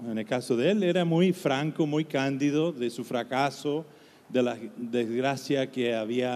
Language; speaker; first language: Spanish; non-native, fluent; English